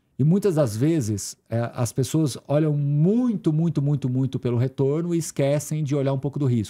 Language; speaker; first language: Portuguese; native; Portuguese